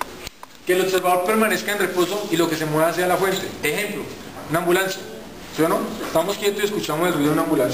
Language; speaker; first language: Spanish; native; Spanish